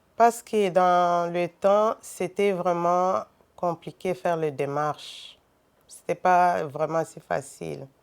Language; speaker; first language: French; non-native, local second language; Lingala